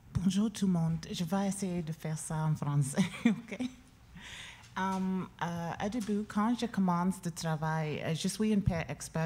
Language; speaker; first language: French; non-native, learner; English